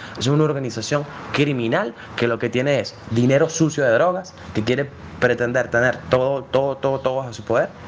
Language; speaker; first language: Spanish; native; Spanish